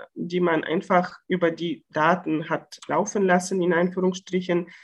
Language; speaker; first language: German; non-native, fluent; Bulgarian